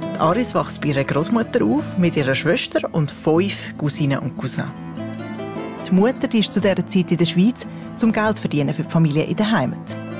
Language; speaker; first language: German; native; German